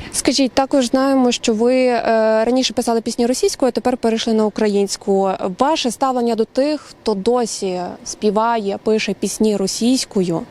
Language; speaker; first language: Ukrainian; native; Ukrainian